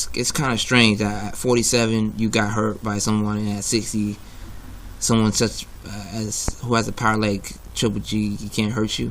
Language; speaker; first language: English; native; English